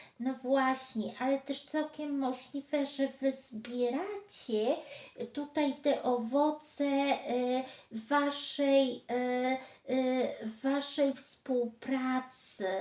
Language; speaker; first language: Polish; native; Polish